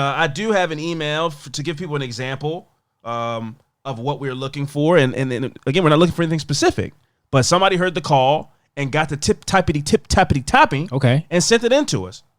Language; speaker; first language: English; native; English